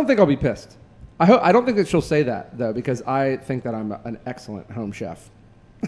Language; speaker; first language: English; native; English